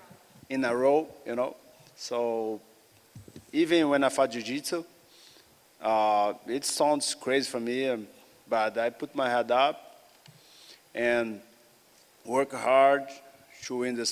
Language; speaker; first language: English; non-native, learner; Portuguese